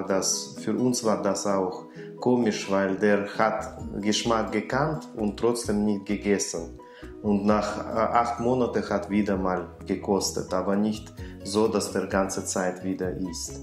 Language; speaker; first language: German; non-native, fluent; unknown